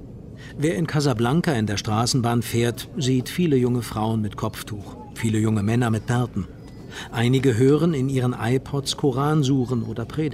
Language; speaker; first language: German; native; German